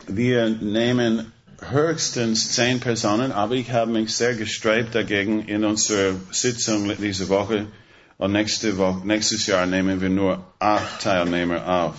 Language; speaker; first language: German; non-native, fluent; English